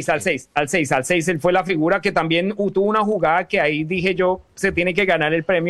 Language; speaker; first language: Spanish; native; Spanish